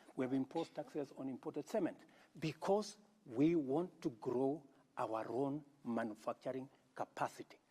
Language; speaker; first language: English; non-native, local second language; Kalenjin